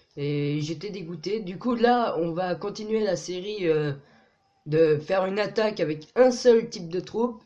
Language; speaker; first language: French; native; French